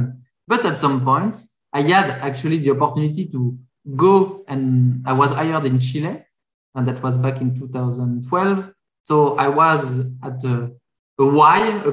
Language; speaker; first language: English; non-native, fluent; French